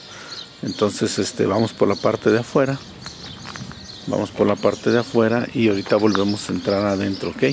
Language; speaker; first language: Spanish; native; Spanish